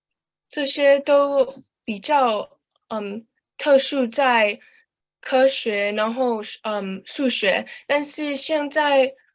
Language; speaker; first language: Chinese; early bilingual, heritage; Chinese